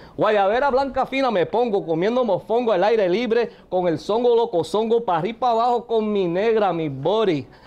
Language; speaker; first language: Spanish; early bilingual, heritage; Spanish